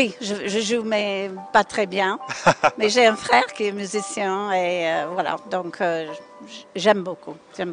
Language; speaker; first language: French; non-native, fluent; English